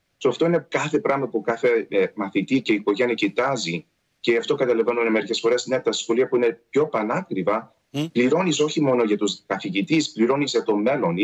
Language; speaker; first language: Greek; early bilingual, heritage; Greek